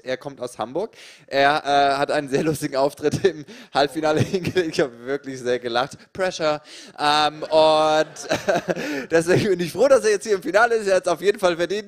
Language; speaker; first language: German; native; German